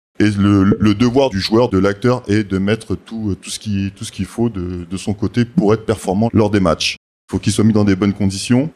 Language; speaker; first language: French; native; French